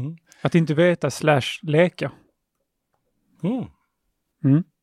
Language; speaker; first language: Swedish; early bilingual, other home language; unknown